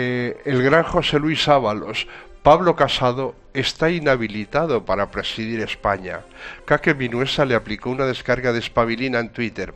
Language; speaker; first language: Spanish; native; Spanish